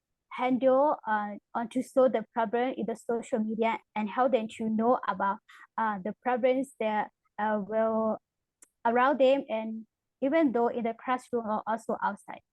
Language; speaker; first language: English; non-native, learner; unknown